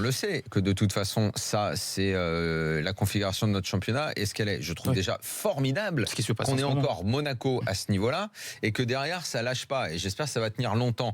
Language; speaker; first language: French; native; French